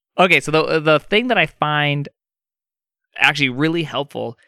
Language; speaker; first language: English; native; English